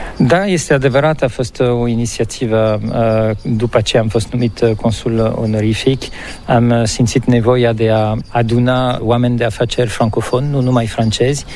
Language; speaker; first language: Romanian; non-native, fluent; French